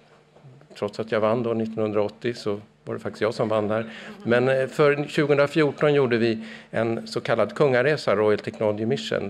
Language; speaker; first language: Swedish; native; Swedish